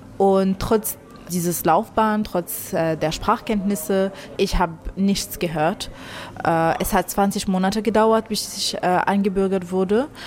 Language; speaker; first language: German; non-native, fluent; Arabic